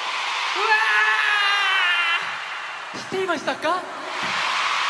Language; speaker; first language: Japanese; non-native, fluent; Korean